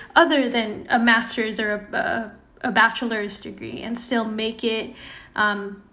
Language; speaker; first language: English; non-native, fluent; Indonesian